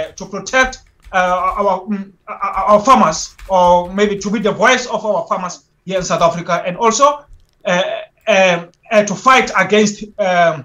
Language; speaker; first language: English; non-native, local second language; Xhosa